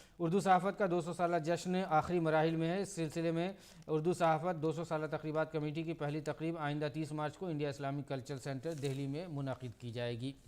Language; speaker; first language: Urdu; native; Urdu